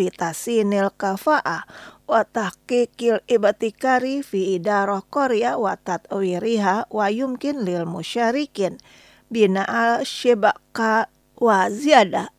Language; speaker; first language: Arabic; non-native, learner; Indonesian